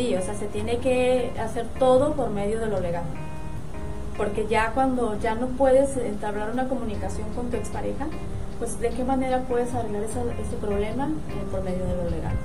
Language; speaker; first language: Spanish; native; Spanish